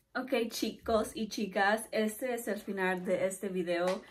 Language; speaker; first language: Spanish; early bilingual, heritage; Spanish